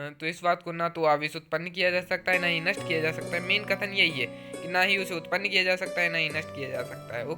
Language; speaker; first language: Hindi; native; Hindi